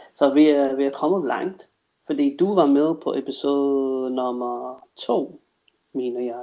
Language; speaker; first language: Danish; non-native, fluent; English